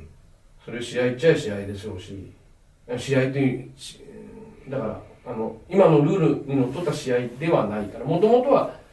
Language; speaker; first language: Japanese; native; Japanese